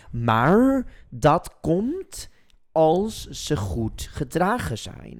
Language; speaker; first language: Dutch; non-native, fluent; English